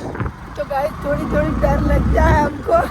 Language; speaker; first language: Hindi; non-native, local second language; Gujarati